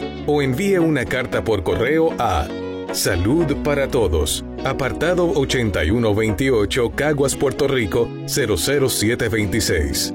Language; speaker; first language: Spanish; native; Spanish